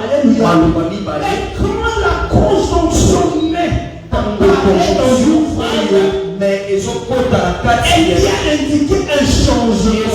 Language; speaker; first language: French; non-native, local second language; Lingala